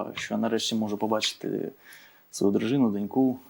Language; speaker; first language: Ukrainian; native; Ukrainian